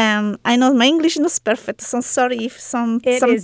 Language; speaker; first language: English; non-native, learner; Italian